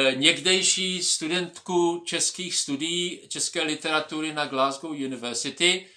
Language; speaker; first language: Czech; native; Czech